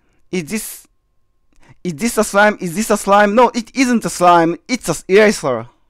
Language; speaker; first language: English; non-native, learner; Japanese